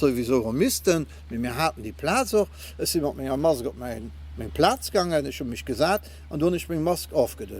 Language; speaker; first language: German; non-native, local second language; Luxembourgish